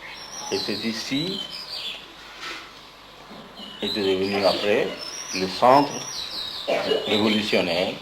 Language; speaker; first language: French; non-native, fluent; Bangla